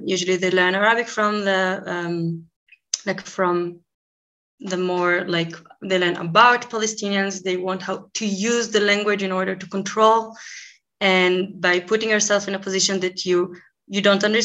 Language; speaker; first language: English; non-native, fluent; Hebrew